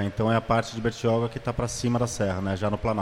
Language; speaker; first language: Portuguese; native; Portuguese